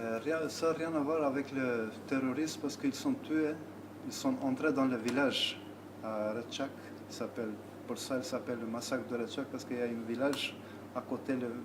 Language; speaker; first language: French; non-native, learner; Albanian